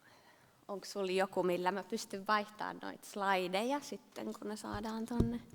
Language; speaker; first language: Finnish; native; Finnish